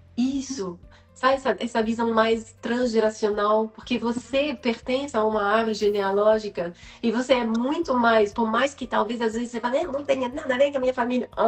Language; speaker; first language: Portuguese; non-native, fluent; French